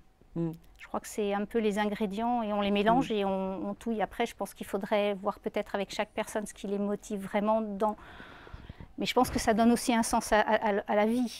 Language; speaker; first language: French; native; French